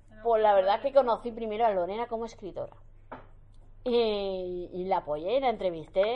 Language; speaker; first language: Spanish; native; Spanish